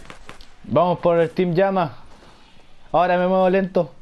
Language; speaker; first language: Spanish; native; Spanish